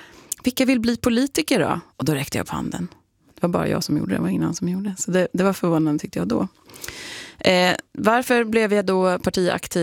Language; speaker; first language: Swedish; native; Swedish